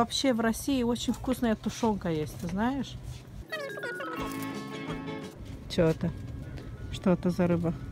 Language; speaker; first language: Russian; non-native, fluent; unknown